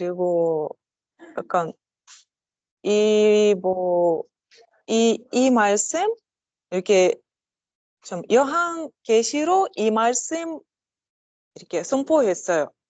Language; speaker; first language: Korean; non-native, learner; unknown